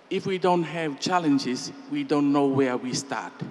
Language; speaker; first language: English; non-native, fluent; Tongan